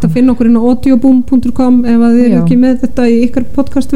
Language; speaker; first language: Icelandic; native; Icelandic